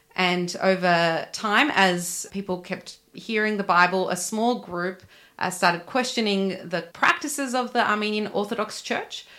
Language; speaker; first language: English; non-native, local second language; Armenian